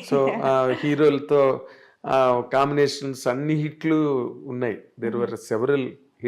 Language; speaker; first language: Telugu; native; Telugu